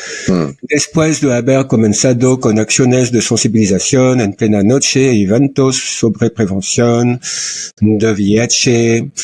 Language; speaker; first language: Spanish; non-native, learner; French